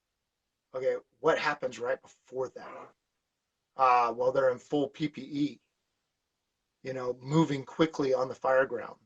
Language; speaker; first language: English; native; English